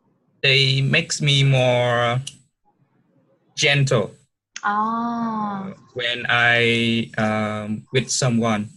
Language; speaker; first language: English; non-native, learner; Vietnamese